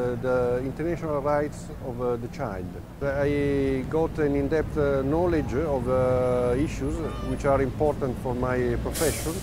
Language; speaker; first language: English; non-native, fluent; Italian